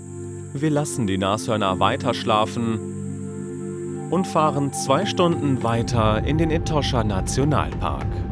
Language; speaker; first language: German; native; German